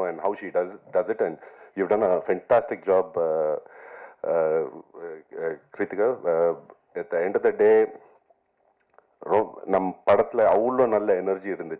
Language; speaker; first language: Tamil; non-native, local second language; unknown